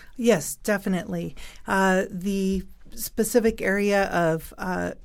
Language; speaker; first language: English; native; English